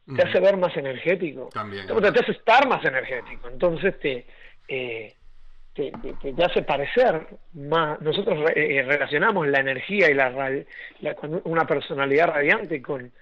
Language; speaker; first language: Spanish; native; Spanish